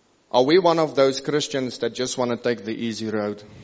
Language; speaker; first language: English; non-native, local second language; Afrikaans